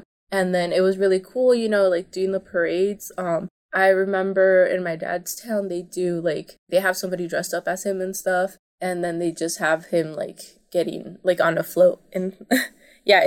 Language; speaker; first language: English; early bilingual, other home language; Spanish